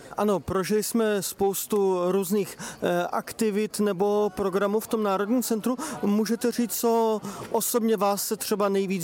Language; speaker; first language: Czech; native; Czech